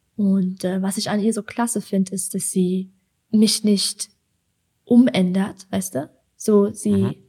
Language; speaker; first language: German; early bilingual, other home language; Persian